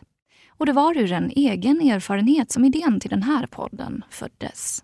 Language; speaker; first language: Swedish; native; Swedish